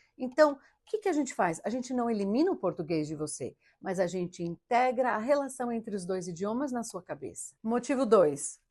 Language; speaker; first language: Portuguese; early bilingual, heritage; Portuguese